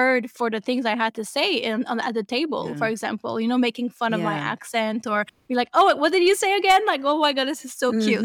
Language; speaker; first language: English; non-native, fluent; French